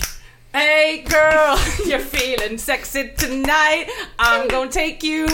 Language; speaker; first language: English; native; English